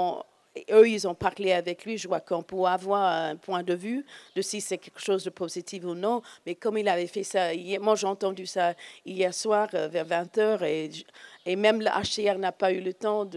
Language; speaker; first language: French; non-native, fluent; English